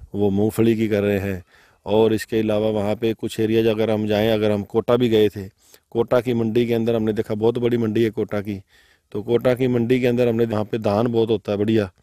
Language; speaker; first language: Hindi; non-native, local second language; Punjabi